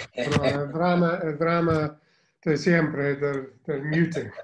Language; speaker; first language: Spanish; non-native, fluent; English